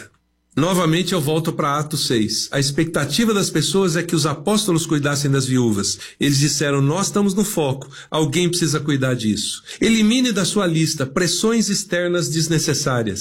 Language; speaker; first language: Portuguese; native; Portuguese